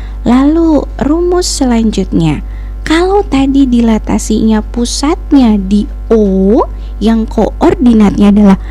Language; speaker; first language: Indonesian; native; Indonesian